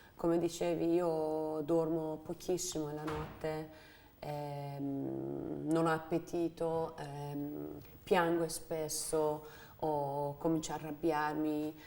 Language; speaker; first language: Italian; non-native, fluent; Persian